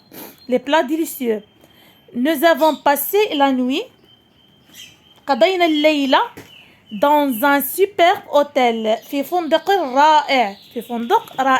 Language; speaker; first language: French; non-native, local second language; Arabic